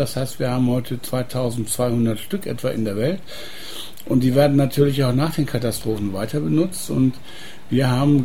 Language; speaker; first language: German; native; German